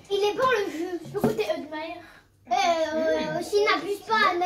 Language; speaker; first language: French; native; French